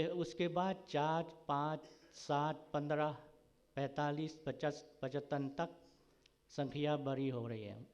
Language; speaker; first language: Hindi; non-native, learner; Thai